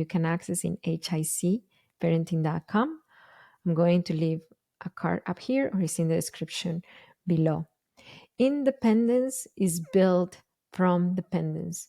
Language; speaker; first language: English; non-native, fluent; Spanish